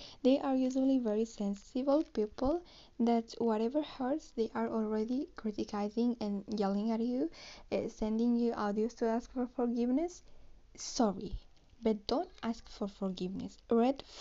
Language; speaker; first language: English; non-native, learner; Spanish